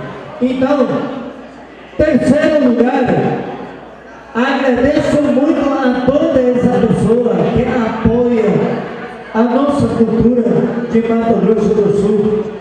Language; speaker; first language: Portuguese; non-native, local second language; Spanish